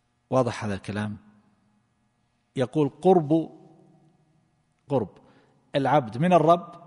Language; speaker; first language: Arabic; native; Arabic